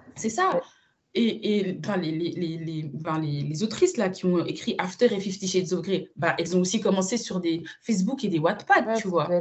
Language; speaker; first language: French; early bilingual, other home language; Spanish